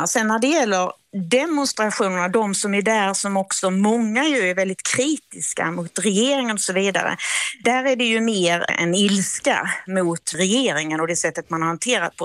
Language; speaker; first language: Swedish; native; Swedish